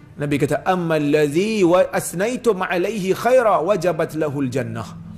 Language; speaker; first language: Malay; native; Malay